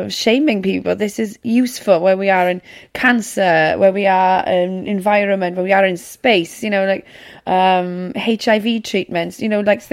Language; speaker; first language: English; non-native, local second language; Welsh